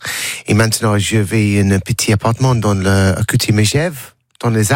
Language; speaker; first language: French; non-native, learner; English